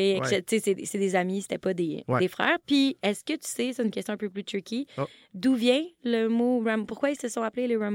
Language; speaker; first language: French; native; French